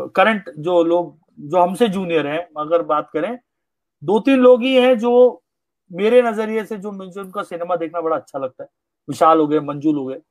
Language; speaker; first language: Hindi; native; Hindi